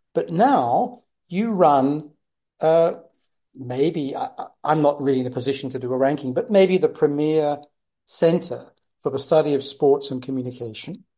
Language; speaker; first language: English; native; English